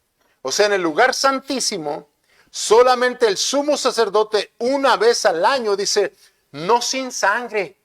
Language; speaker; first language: Spanish; native; Spanish